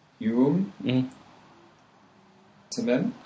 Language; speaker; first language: Arabic; non-native, learner; English